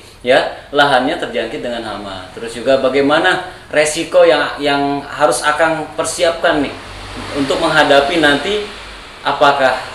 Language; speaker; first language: Indonesian; native; Indonesian